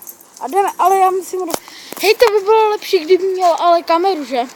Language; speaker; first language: Czech; native; Czech